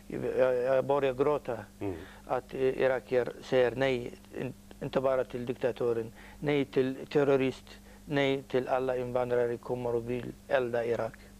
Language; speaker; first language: Swedish; non-native, learner; Arabic